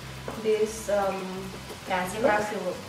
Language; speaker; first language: English; non-native, learner; Indonesian